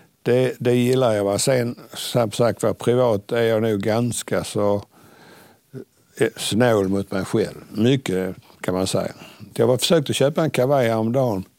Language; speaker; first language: Swedish; native; Swedish